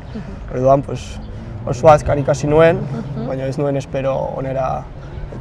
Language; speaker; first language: Basque; non-native, local second language; Spanish